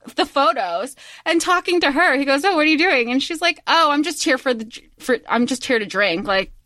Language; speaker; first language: English; native; English